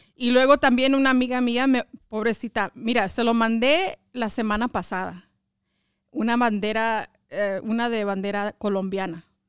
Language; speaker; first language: Spanish; early bilingual, heritage; Spanish